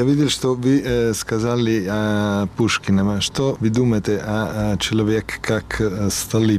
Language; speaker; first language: Russian; non-native, learner; Italian